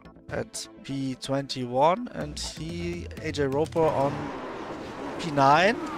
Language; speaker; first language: English; non-native, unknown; German